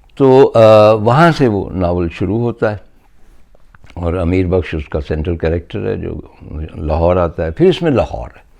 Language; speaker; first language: Urdu; non-native, local second language; Punjabi